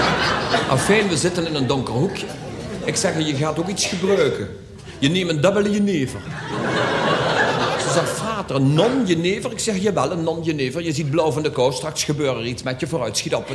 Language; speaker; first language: Dutch; native; Dutch